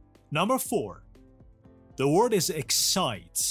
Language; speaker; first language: English; non-native, fluent; Persian